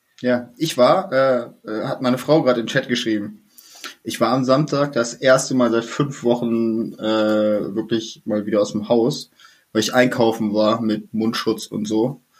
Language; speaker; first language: German; native; German